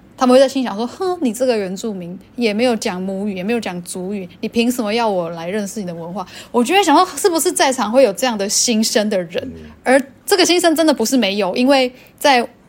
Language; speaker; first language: Chinese; native; Chinese